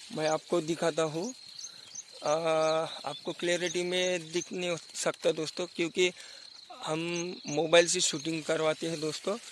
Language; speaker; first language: Hindi; non-native, local second language; Marathi